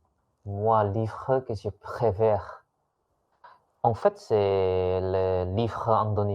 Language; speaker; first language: French; non-native, learner; Indonesian